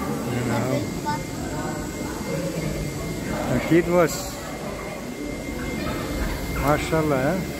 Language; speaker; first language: German; early bilingual, other home language; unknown